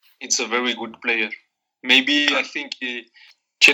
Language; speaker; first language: English; non-native, learner; Arabic